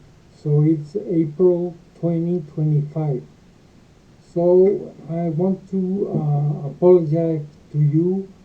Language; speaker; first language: English; non-native, learner; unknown